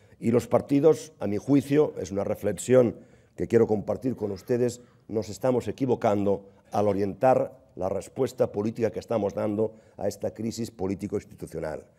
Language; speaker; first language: Spanish; non-native, local second language; Catalan